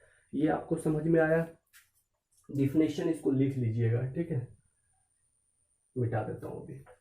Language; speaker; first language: Hindi; native; Hindi